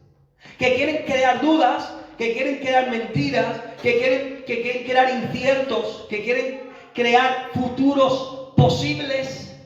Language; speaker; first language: Spanish; native; Spanish